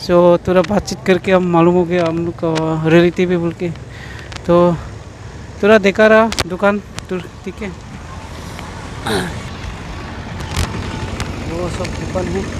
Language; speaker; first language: Hindi; non-native, local second language; Assamese